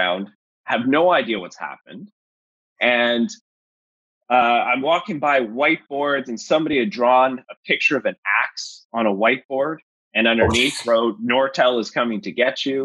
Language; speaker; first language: English; native; English